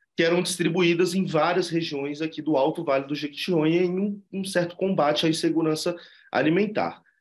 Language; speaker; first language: Portuguese; native; Portuguese